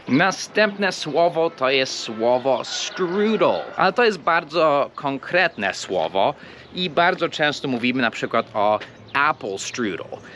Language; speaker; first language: Polish; early bilingual, heritage; English